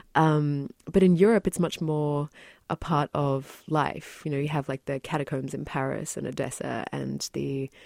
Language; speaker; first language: English; native; English